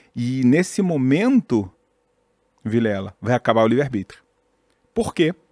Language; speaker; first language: Portuguese; native; Portuguese